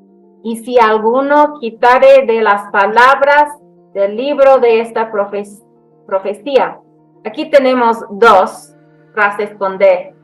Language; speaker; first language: Spanish; non-native, fluent; English